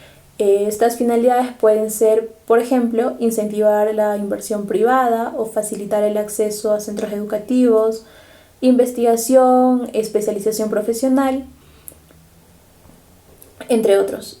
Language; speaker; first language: Spanish; native; Spanish